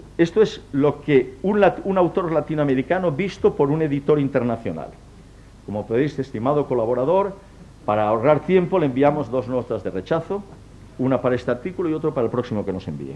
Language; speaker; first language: Spanish; native; Spanish